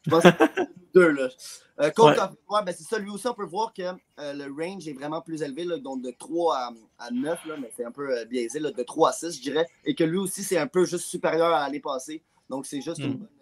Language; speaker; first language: French; native; French